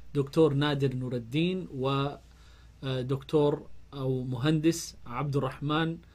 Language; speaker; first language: Arabic; non-native, fluent; Amharic